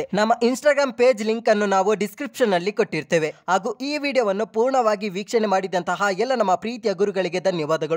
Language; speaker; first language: Kannada; native; Kannada